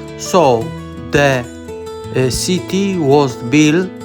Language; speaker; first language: English; non-native, learner; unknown